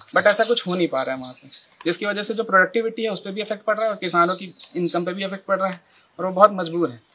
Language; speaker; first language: Hindi; native; Hindi